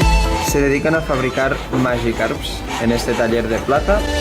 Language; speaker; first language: Spanish; native; Spanish